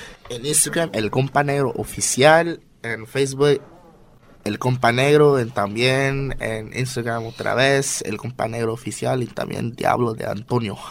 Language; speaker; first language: Spanish; non-native, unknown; English